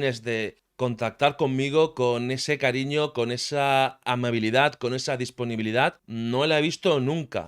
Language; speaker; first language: Spanish; native; Spanish